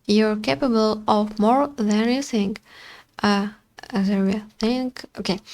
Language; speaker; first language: English; non-native, learner; Ukrainian